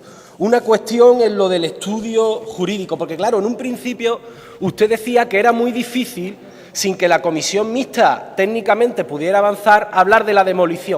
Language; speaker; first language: Spanish; native; Spanish